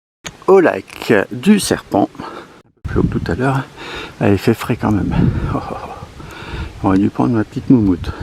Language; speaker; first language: French; native; French